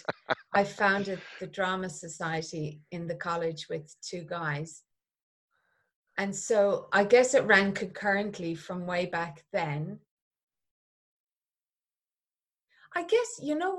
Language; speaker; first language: English; native; English